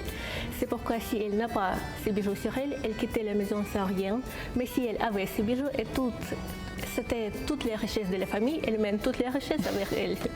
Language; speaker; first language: French; non-native, fluent; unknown